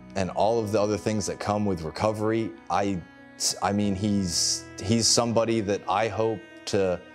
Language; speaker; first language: English; native; English